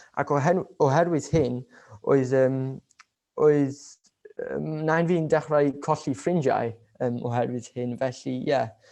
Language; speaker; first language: Welsh; non-native, local second language; English